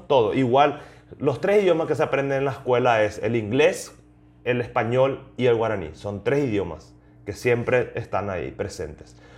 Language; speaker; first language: Spanish; native; Spanish